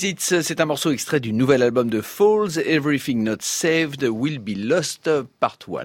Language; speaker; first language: French; native; French